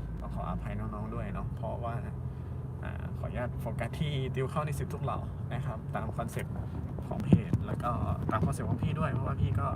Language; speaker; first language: Thai; native; Thai